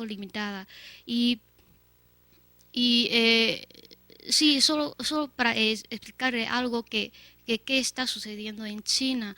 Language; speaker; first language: Spanish; non-native, fluent; Chinese